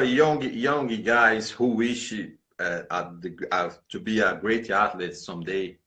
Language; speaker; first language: English; non-native, learner; Portuguese